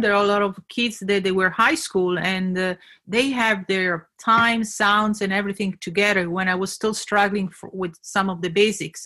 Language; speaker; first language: English; non-native, fluent; Italian